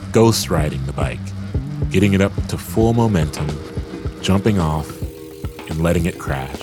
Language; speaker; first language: English; native; English